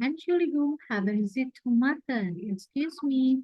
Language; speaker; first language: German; non-native, fluent; Indonesian